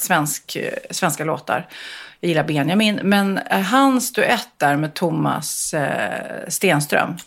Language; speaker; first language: Swedish; native; Swedish